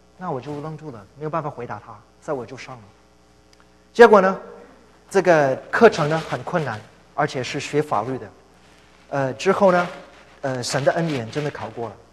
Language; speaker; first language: Chinese; non-native, fluent; English